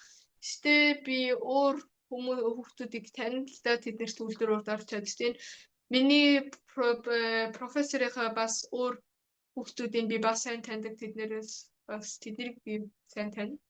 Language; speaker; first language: Mongolian; early bilingual, heritage; Mongolian